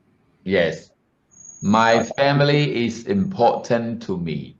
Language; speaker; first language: English; non-native, learner; Khmer